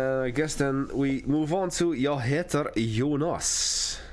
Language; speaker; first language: Swedish; non-native, learner; English